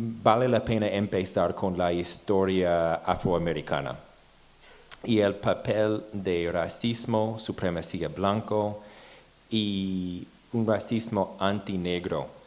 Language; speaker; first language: Spanish; non-native, fluent; English